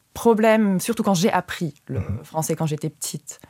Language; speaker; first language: French; non-native, fluent; Luxembourgish